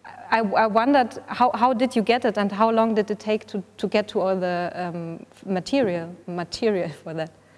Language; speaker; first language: English; non-native, fluent; German